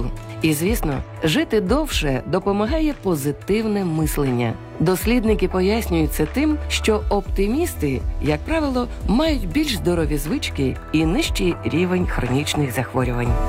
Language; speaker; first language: Ukrainian; native; Ukrainian